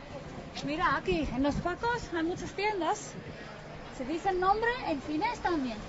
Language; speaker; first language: Spanish; non-native, fluent; Finnish